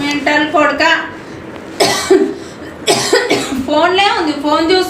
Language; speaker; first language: Telugu; native; Telugu